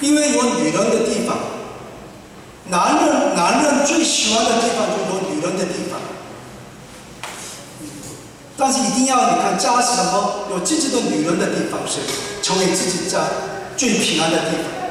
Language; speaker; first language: Chinese; non-native, fluent; Korean